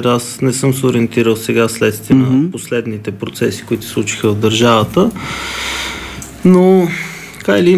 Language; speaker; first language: Bulgarian; native; Bulgarian